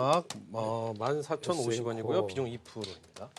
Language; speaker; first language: Korean; native; Korean